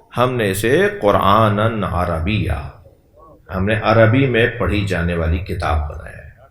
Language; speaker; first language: Urdu; native; Urdu